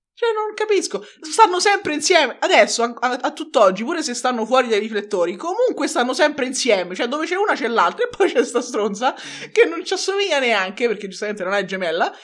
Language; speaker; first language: Italian; native; Italian